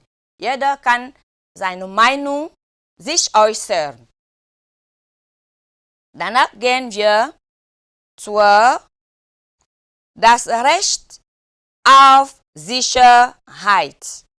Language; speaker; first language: German; non-native, learner; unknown